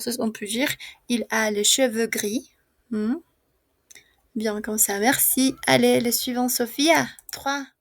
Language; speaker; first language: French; non-native, fluent; Spanish